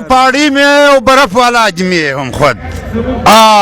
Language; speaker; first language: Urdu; non-native, local second language; Pashto